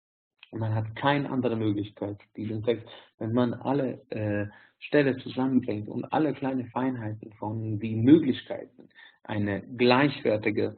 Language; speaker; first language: German; non-native, fluent; Hungarian